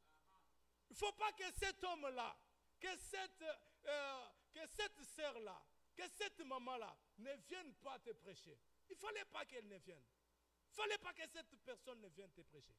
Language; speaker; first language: French; non-native, local second language; Lingala